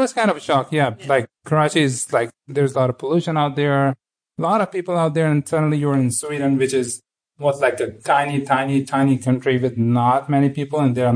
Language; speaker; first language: English; non-native, local second language; Urdu